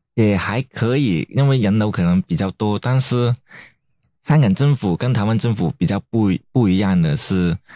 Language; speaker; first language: Chinese; non-native, fluent; Cantonese